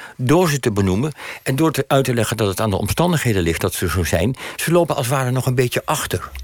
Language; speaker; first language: Dutch; native; Dutch